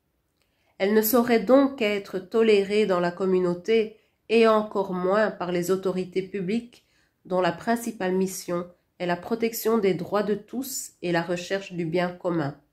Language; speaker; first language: French; non-native, local second language; Rundi